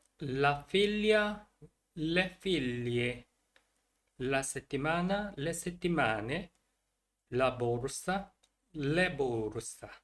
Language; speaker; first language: Italian; non-native, learner; Korean